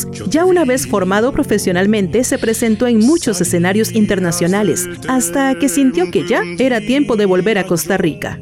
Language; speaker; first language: Spanish; native; Spanish